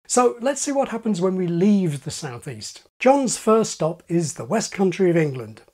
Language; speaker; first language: English; native; English